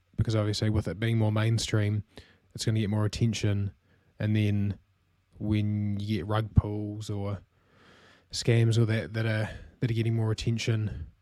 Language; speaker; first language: English; native; English